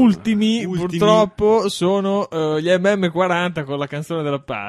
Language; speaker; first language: Italian; native; Italian